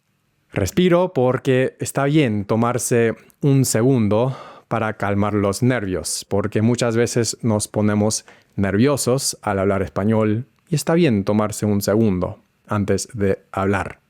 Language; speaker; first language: Spanish; non-native, fluent; English